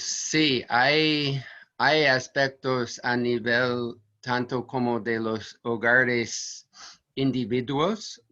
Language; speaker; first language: Spanish; non-native, fluent; English